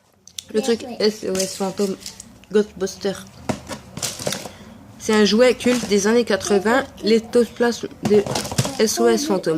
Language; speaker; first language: French; native; French